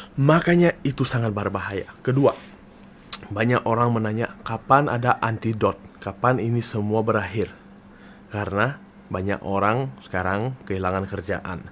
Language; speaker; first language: Indonesian; non-native, fluent; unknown